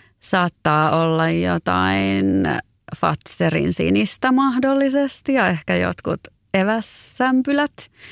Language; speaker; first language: Finnish; native; Finnish